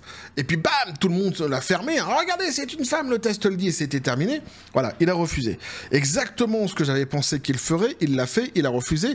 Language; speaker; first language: French; native; French